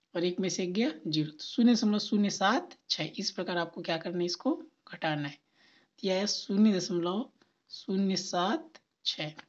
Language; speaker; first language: Hindi; native; Hindi